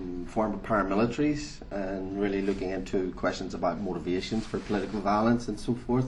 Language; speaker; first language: English; native; English